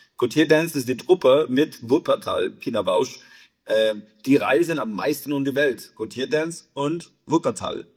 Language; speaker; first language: German; non-native, fluent; English